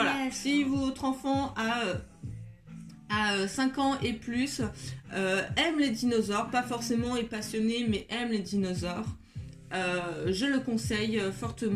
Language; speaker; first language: French; native; French